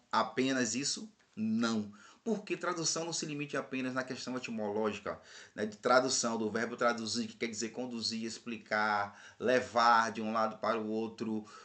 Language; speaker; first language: Portuguese; native; Portuguese